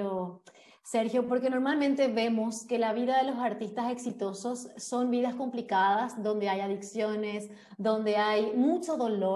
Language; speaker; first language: Spanish; native; Spanish